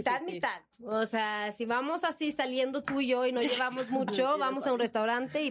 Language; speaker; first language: Spanish; non-native, fluent; Swedish